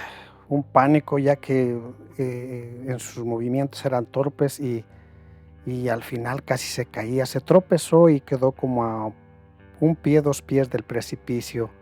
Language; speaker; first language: Spanish; native; Spanish